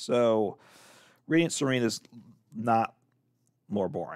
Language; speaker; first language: English; native; English